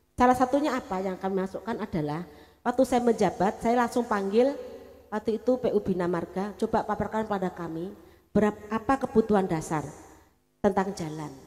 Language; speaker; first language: Indonesian; non-native, local second language; Javanese